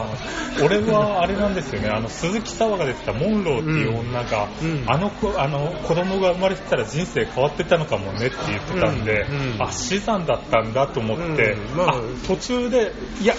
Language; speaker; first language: Japanese; native; Japanese